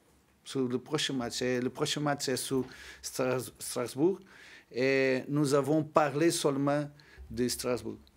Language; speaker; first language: French; non-native, learner; Portuguese